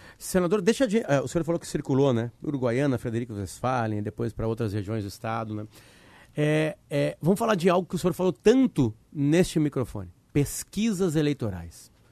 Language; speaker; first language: Portuguese; native; Portuguese